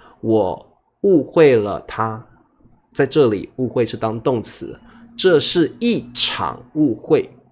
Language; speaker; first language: Chinese; native; Chinese